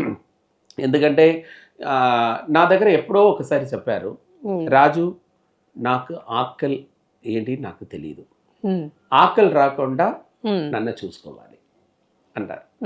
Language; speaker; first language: Telugu; non-native, local second language; Tamil